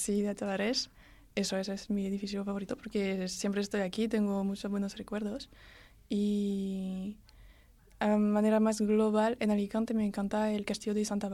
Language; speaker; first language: Spanish; early bilingual, heritage; French